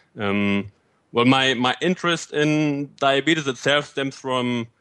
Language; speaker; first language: English; non-native, fluent; German